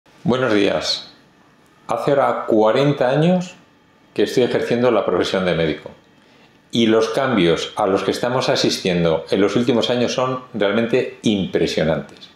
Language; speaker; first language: Spanish; native; Spanish